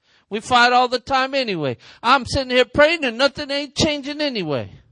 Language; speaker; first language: English; early bilingual, other home language; Spanish